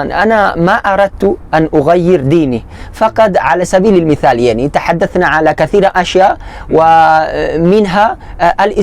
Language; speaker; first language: Arabic; non-native, learner; Spanish